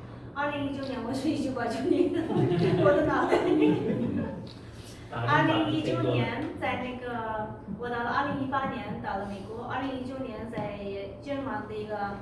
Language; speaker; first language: Chinese; non-native, local second language; Uyghur